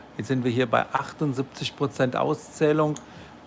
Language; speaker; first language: German; native; German